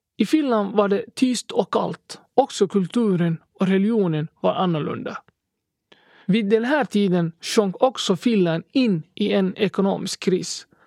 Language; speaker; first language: Swedish; early bilingual, other home language; Somali